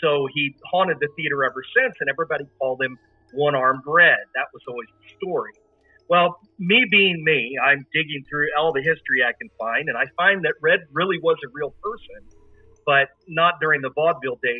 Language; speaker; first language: English; native; English